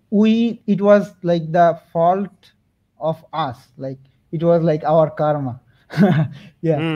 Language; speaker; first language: English; non-native, local second language; Bangla